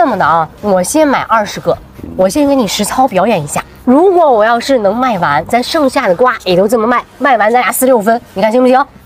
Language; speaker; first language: Chinese; native; Chinese